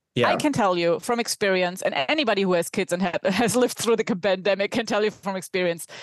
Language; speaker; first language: English; non-native, fluent; German